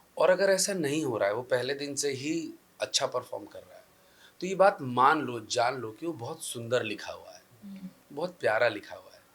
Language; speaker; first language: Hindi; native; Hindi